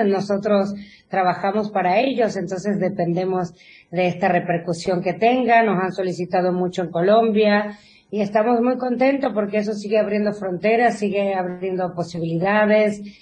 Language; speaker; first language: Spanish; native; Spanish